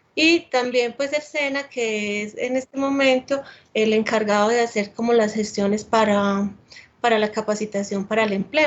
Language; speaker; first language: Spanish; native; Spanish